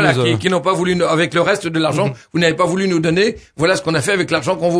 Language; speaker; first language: French; native; French